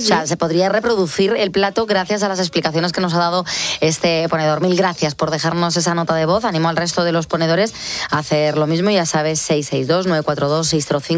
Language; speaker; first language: Spanish; native; Spanish